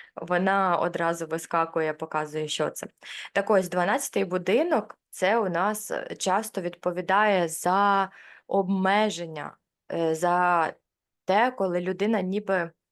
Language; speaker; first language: Ukrainian; non-native, local second language; Russian